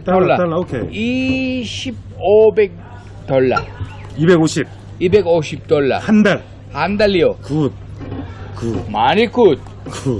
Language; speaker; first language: Korean; non-native, learner; Uzbek